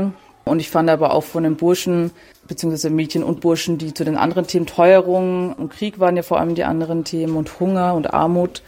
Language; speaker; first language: German; native; German